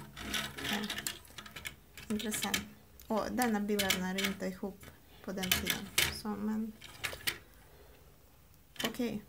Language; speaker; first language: Swedish; non-native, learner; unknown